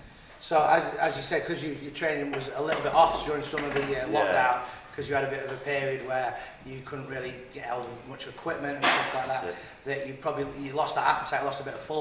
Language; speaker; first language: English; native; English